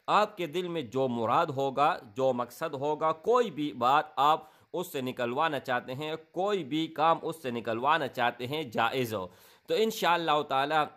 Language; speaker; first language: Urdu; non-native, local second language; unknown